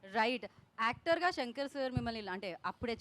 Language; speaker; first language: Telugu; native; Telugu